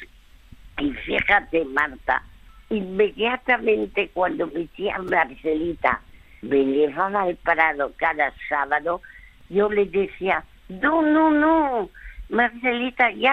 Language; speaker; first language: Spanish; early bilingual, other home language; French